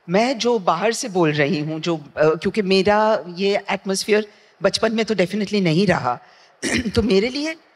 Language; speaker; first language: Hindi; non-native, local second language; Gujarati